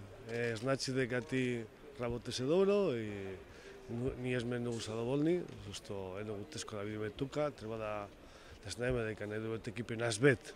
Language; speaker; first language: Macedonian; non-native, learner; Spanish